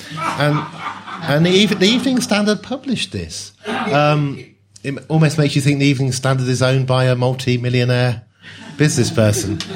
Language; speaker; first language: English; native; English